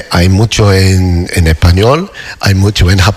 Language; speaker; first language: Spanish; non-native, fluent; English